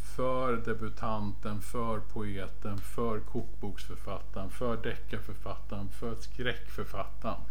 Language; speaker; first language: Swedish; native; Swedish